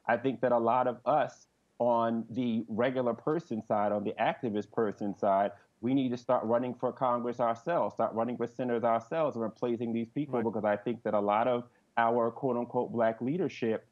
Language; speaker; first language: English; native; English